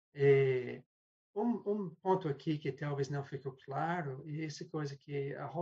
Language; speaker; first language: Portuguese; non-native, fluent; English